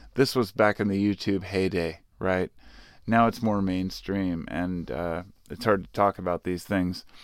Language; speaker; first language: English; native; English